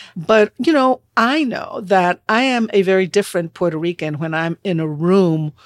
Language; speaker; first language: English; non-native, fluent; Spanish